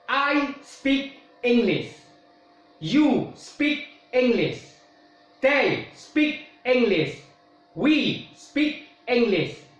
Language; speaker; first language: English; non-native, fluent; Indonesian